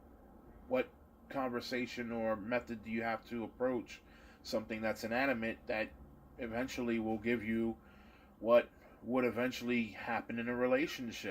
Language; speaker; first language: English; native; English